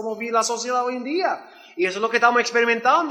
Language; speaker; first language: Spanish; non-native, learner; English